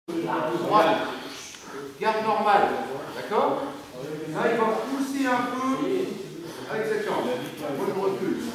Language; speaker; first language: French; native; French